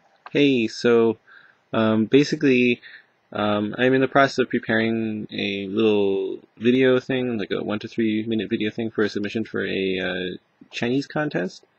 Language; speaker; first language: English; native; English